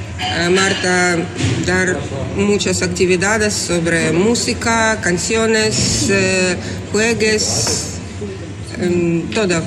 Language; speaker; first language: Spanish; non-native, learner; Russian